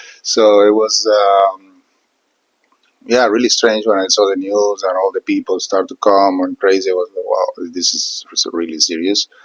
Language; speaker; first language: English; non-native, fluent; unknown